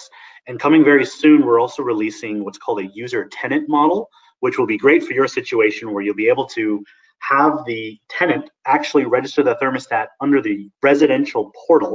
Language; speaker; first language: English; native; English